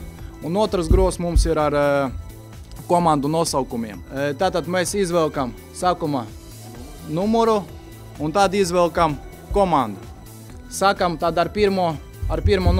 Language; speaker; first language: Latvian; native; Latvian